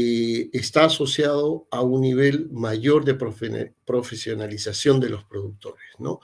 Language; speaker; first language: Spanish; native; Spanish